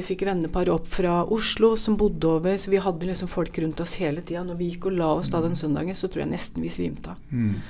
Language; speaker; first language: Norwegian; native; Norwegian